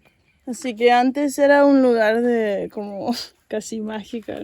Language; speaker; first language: Spanish; non-native, learner; English